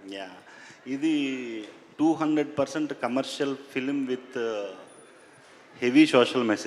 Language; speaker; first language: Telugu; native; Telugu